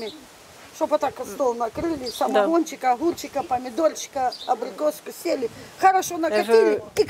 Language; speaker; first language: Russian; native; Russian